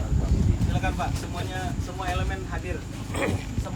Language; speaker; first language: Indonesian; native; Indonesian